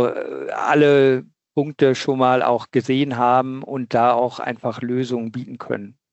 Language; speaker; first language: German; native; German